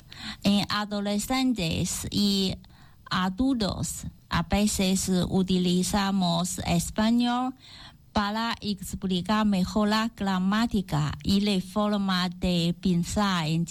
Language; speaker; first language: Spanish; non-native, learner; Chinese